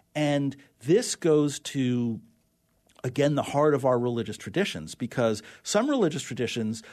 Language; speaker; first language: English; native; English